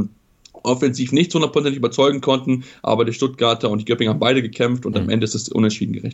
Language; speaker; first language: German; native; German